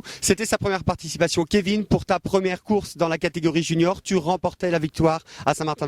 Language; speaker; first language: French; native; French